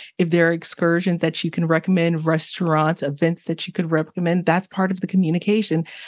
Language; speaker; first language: English; early bilingual, other home language; Haitian Creole